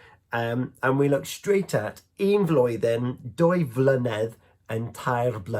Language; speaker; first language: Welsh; non-native, learner; English